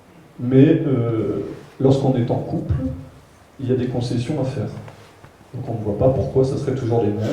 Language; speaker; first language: French; native; French